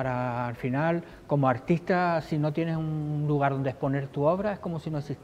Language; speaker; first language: Spanish; native; Spanish